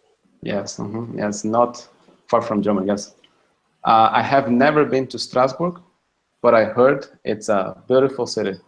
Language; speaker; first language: English; non-native, fluent; Russian